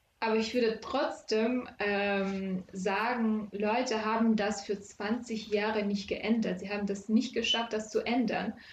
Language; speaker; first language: German; non-native, fluent; Ukrainian